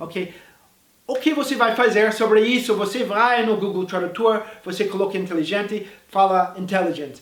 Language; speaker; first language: Portuguese; non-native, fluent; English